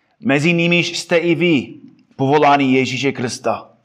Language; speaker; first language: Czech; non-native, fluent; English